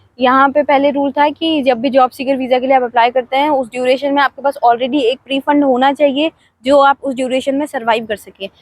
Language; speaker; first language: Hindi; native; Hindi